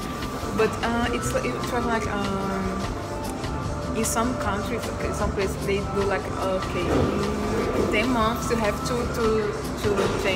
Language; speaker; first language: English; non-native, fluent; Portuguese